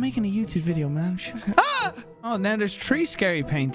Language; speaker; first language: English; native; English